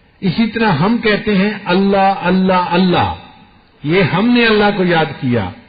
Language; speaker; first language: Urdu; non-native, local second language; Punjabi